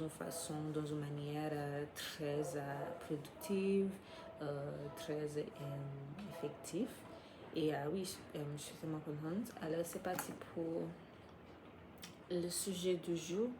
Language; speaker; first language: French; non-native, fluent; English